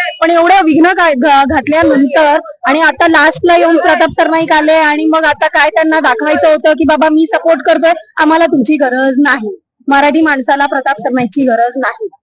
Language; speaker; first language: Marathi; non-native, local second language; Gujarati